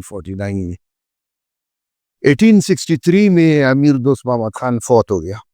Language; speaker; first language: Urdu; native; Urdu